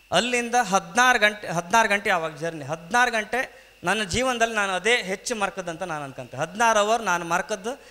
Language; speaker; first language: Kannada; native; Kannada